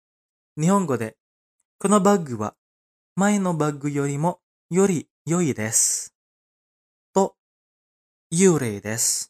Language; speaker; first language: Japanese; non-native, fluent; Indonesian